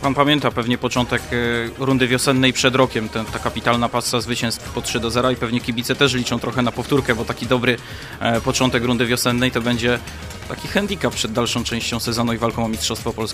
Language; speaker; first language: Polish; native; Polish